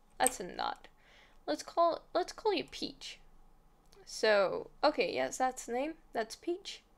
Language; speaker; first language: English; non-native, fluent; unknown